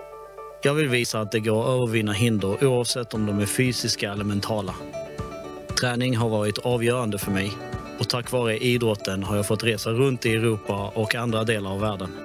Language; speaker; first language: Swedish; early bilingual, other home language; Persian